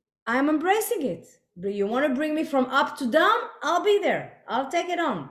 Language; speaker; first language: English; non-native, fluent; Hebrew